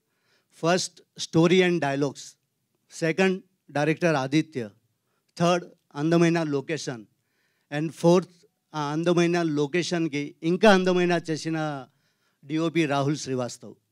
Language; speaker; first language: Telugu; non-native, learner; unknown